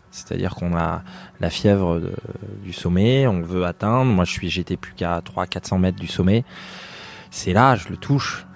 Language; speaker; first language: French; native; French